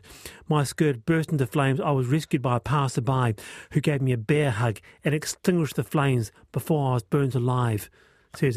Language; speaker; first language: English; native; English